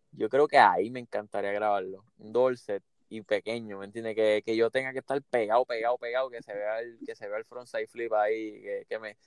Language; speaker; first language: Spanish; native; Spanish